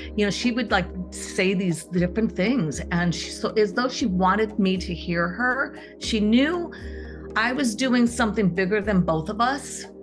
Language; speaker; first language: English; native; English